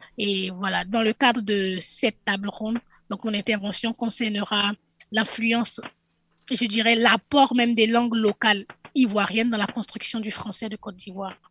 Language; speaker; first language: French; native; French